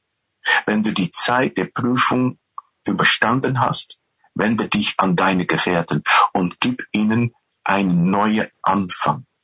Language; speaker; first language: German; non-native, fluent; Dutch